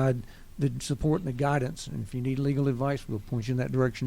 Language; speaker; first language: English; native; English